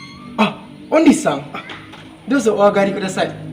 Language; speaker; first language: Japanese; non-native, learner; Indonesian